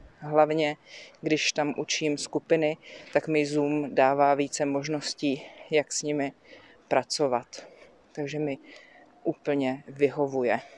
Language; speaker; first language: Czech; native; Czech